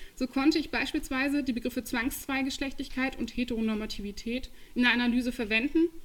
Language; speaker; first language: German; native; German